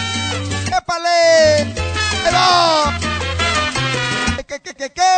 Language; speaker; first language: Spanish; native; Spanish